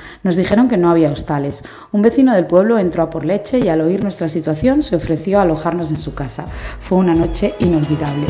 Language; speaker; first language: Spanish; native; Spanish